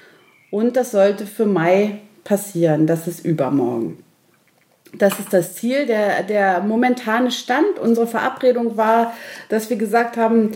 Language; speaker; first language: German; native; German